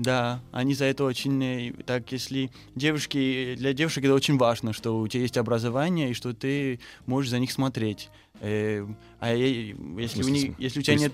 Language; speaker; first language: Russian; early bilingual, heritage; Russian